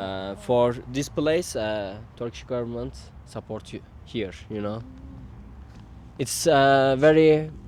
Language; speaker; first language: English; non-native, learner; Turkish